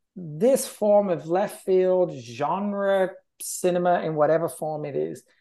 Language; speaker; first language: English; native; English